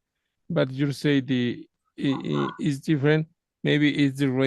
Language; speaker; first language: English; non-native, learner; Spanish